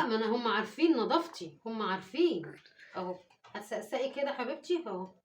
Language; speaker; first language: Arabic; native; Arabic